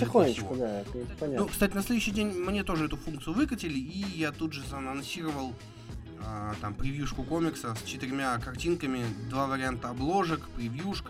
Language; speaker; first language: Russian; native; Russian